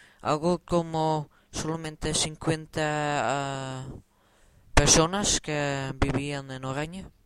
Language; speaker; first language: Spanish; non-native, learner; Dutch